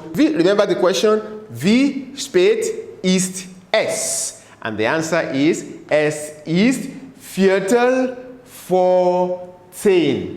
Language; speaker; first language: German; non-native, fluent; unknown